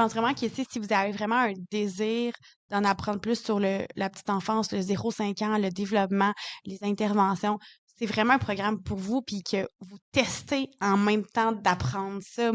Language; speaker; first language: French; native; French